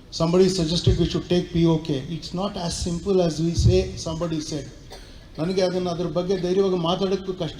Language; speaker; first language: Kannada; native; Kannada